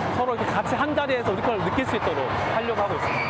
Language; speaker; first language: Korean; native; Korean